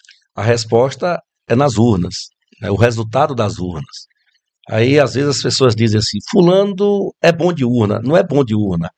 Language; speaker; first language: Portuguese; native; Portuguese